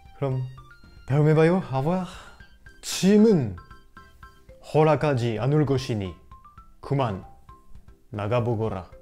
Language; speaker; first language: Korean; non-native, fluent; French